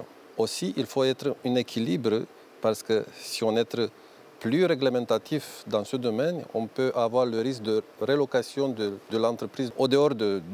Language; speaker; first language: French; non-native, fluent; Romanian